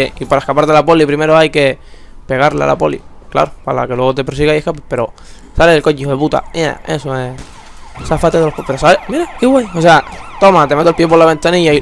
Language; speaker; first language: Spanish; native; Spanish